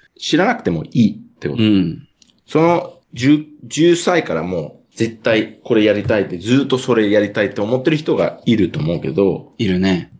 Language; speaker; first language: Japanese; non-native, fluent; English